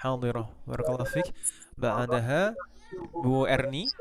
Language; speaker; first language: Arabic; non-native, fluent; Indonesian